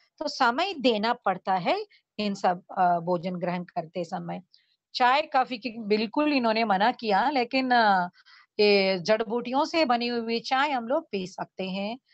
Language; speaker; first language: Hindi; non-native, local second language; Tamil